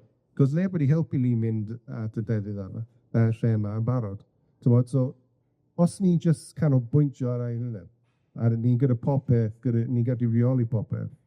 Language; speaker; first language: Welsh; non-native, fluent; English